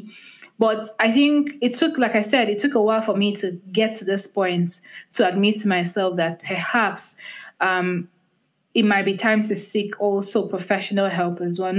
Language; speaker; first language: English; non-native, local second language; Igbo